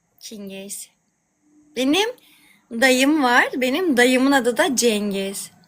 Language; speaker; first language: Turkish; native; Turkish